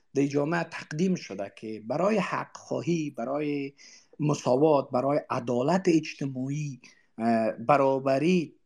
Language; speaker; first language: Persian; non-native, local second language; Uzbek